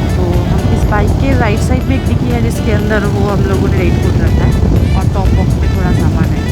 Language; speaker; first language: Hindi; non-native, local second language; Bangla